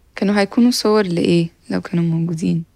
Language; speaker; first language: Arabic; native; Arabic